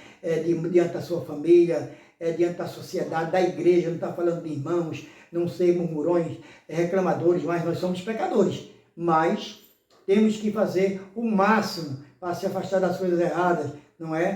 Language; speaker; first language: Portuguese; native; Portuguese